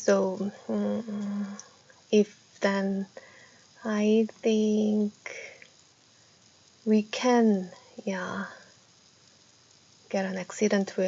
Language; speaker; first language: English; non-native, fluent; Korean